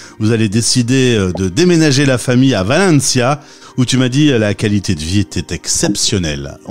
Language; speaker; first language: French; native; French